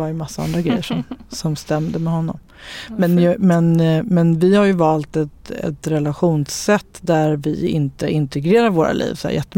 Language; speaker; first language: Swedish; native; Swedish